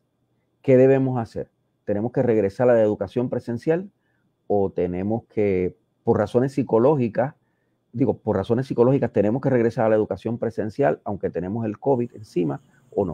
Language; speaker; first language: Spanish; native; Spanish